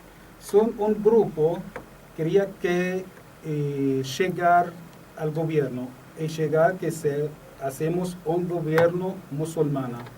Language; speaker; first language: Spanish; non-native, learner; Arabic